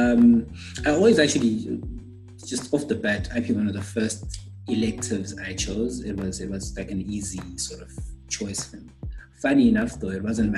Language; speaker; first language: English; non-native, local second language; North Ndebele